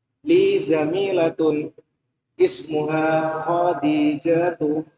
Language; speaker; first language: Arabic; non-native, learner; Indonesian